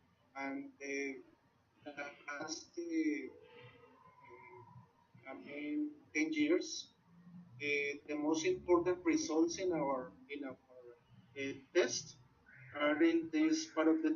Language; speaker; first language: English; non-native, learner; Spanish